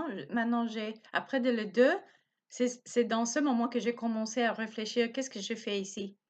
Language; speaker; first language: French; non-native, learner; Spanish